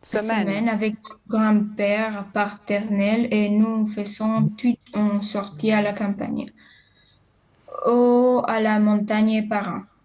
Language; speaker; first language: French; non-native, learner; Romanian